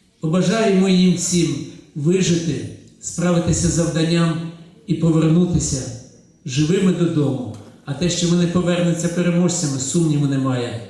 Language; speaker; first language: Ukrainian; native; Ukrainian